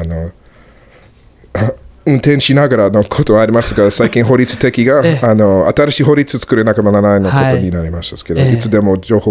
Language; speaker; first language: Japanese; non-native, learner; English